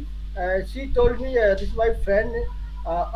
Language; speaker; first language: English; non-native, learner; Hindi